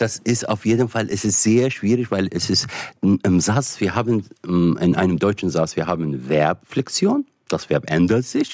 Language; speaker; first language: German; non-native, fluent; Arabic